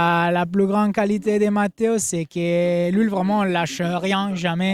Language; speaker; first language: French; non-native, fluent; Italian